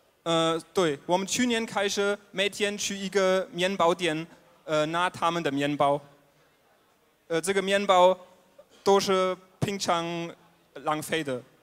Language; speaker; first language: Chinese; non-native, fluent; German